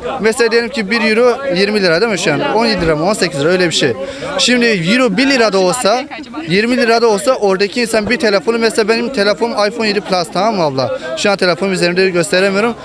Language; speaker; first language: Turkish; native; Turkish